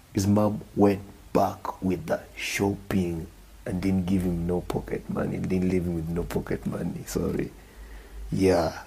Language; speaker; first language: English; non-native, local second language; Luo (Kenya and Tanzania)